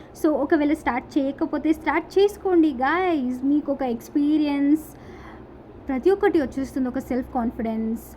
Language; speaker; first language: Telugu; non-native, local second language; Urdu